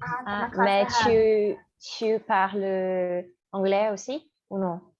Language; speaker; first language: French; non-native, fluent; Portuguese